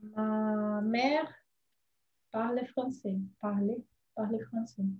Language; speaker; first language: French; non-native, learner; Portuguese